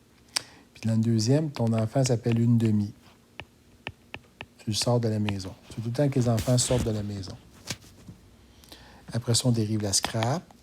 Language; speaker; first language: French; native; French